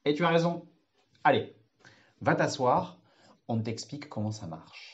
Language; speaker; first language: French; native; French